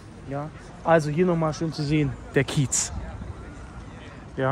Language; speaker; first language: German; native; German